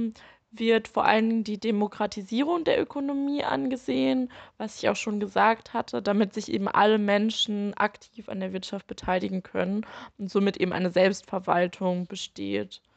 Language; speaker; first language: German; native; German